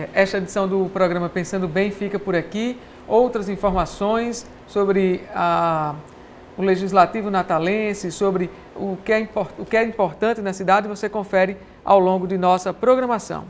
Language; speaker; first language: Portuguese; native; Portuguese